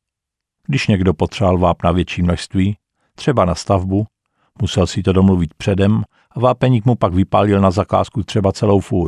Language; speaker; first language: Czech; native; Czech